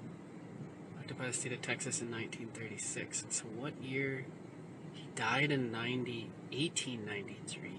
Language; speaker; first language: English; native; English